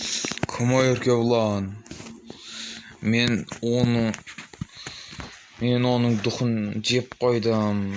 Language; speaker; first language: Kazakh; native; Kazakh